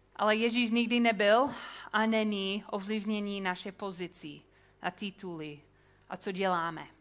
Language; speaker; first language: Czech; non-native, fluent; English